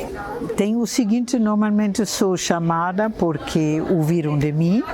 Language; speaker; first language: Portuguese; non-native, fluent; German